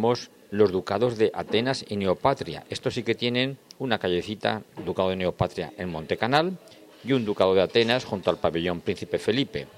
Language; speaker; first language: Spanish; native; Spanish